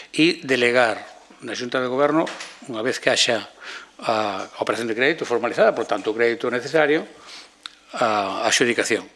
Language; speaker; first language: Galician; native; Galician